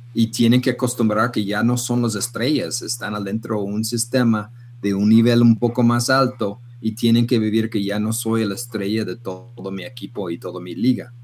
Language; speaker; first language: Spanish; non-native, fluent; English